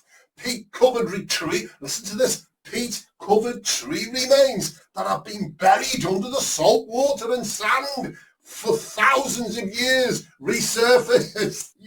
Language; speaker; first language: English; native; English